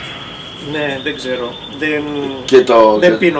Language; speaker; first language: Greek; non-native, fluent; Italian